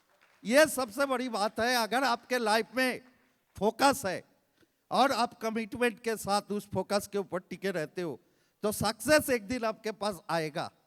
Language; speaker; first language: Hindi; native; Hindi